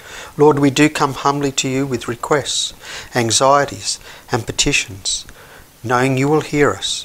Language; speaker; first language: English; native; English